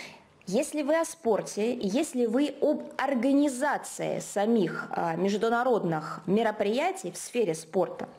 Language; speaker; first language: Russian; native; Russian